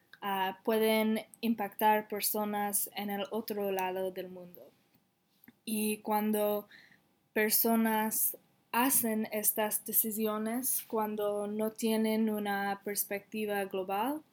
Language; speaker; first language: Spanish; non-native, learner; English